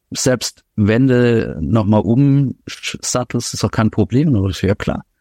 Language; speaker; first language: German; native; German